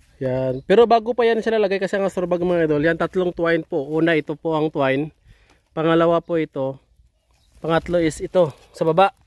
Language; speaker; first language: Filipino; non-native, local second language; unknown